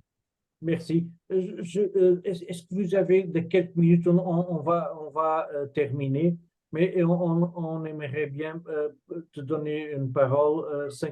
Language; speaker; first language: French; non-native, fluent; Portuguese